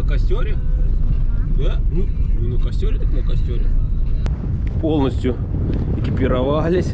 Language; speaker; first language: Russian; native; Russian